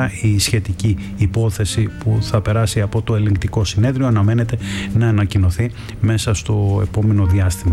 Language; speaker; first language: Greek; native; Greek